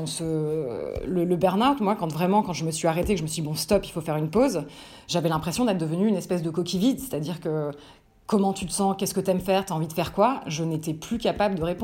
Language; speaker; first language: French; native; French